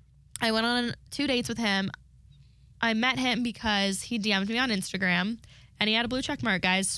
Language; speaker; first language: English; native; English